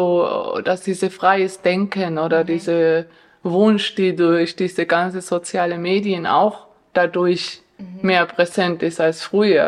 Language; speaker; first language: German; non-native, fluent; Spanish